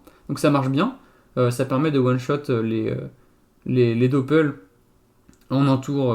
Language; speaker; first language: French; native; French